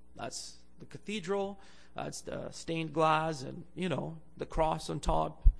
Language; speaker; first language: English; non-native, fluent; Bulgarian